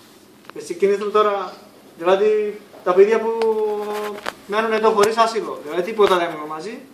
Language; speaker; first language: Greek; non-native, learner; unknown